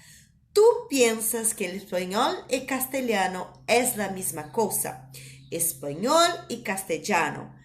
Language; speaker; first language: Spanish; non-native, fluent; Portuguese